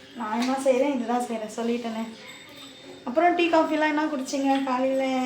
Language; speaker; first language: Tamil; native; Tamil